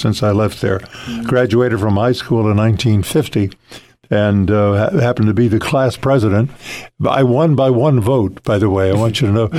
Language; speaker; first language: English; native; English